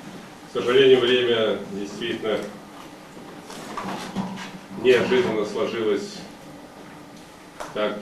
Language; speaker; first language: Russian; native; Russian